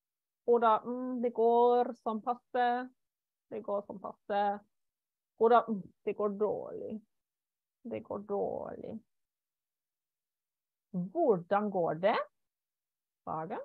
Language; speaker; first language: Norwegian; non-native, fluent; German